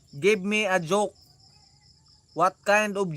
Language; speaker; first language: English; non-native, learner; Cebuano